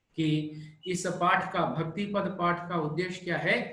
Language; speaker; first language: Hindi; non-native, local second language; Telugu